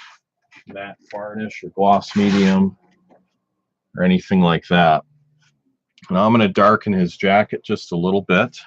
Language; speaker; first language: English; native; English